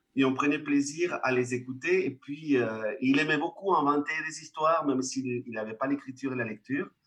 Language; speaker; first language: French; non-native, fluent; Spanish